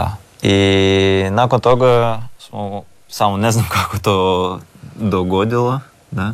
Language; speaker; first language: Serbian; non-native, learner; Russian